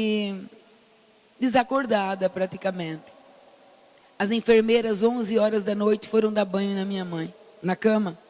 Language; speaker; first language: Portuguese; native; Portuguese